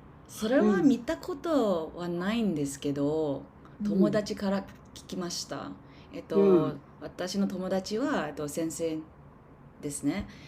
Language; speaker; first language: Japanese; non-native, learner; English